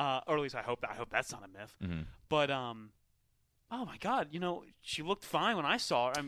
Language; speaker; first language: English; native; English